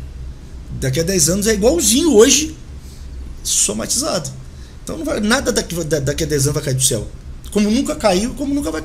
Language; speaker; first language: Portuguese; native; Portuguese